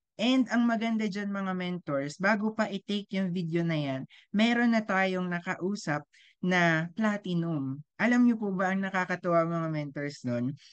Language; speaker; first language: Filipino; native; Filipino